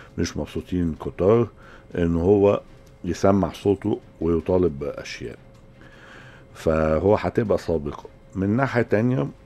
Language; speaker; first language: Arabic; native; Arabic